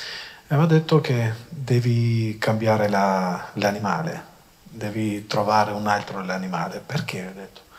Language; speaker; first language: Italian; non-native, fluent; Albanian